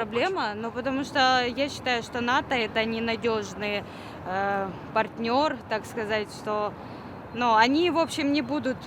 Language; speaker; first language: Russian; native; Russian